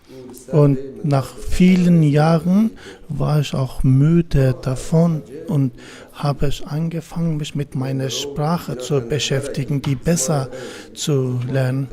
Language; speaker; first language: German; non-native, fluent; Kurdish